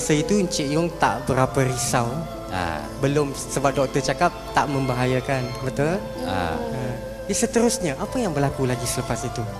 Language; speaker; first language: Malay; native; Malay